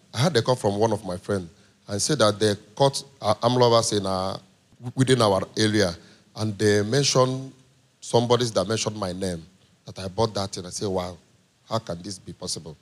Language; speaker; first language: English; non-native, local second language; Igbo